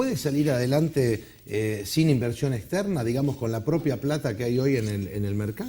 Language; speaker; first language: Spanish; native; Spanish